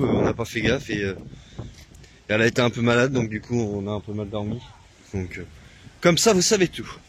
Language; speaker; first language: French; native; French